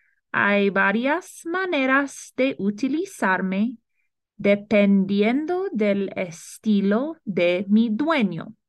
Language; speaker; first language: Spanish; non-native, fluent; English